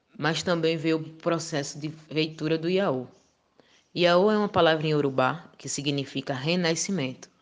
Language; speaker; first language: Portuguese; native; Portuguese